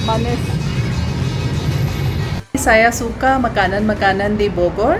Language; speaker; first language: Indonesian; non-native, learner; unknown